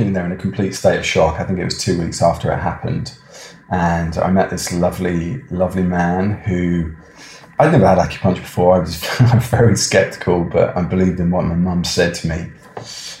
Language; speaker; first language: English; native; English